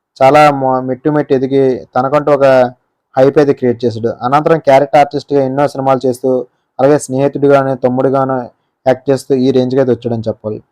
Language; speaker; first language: Telugu; native; Telugu